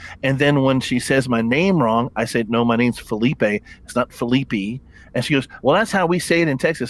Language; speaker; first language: English; native; English